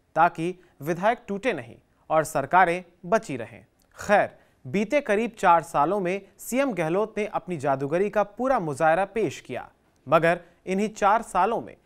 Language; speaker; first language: Hindi; native; Hindi